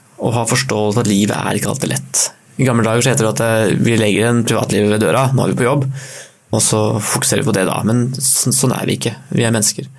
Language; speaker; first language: Norwegian; native; Norwegian